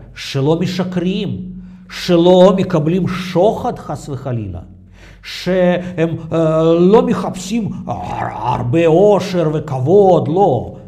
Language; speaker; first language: Hebrew; non-native, fluent; Russian